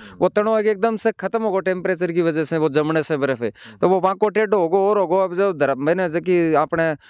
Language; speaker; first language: Hindi; native; Hindi